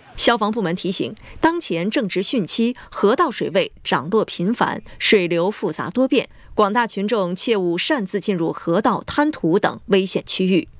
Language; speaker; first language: Chinese; native; Chinese